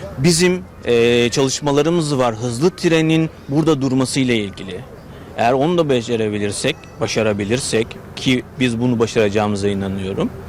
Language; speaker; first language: Turkish; native; Turkish